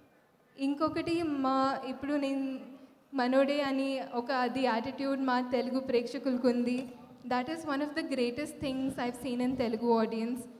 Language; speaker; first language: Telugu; non-native, fluent; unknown